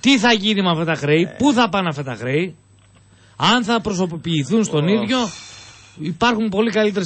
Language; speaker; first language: Greek; native; Greek